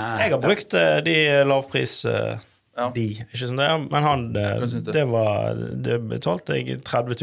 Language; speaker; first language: Norwegian; native; Norwegian